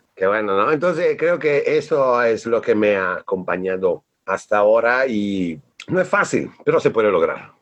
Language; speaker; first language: Spanish; non-native, fluent; Italian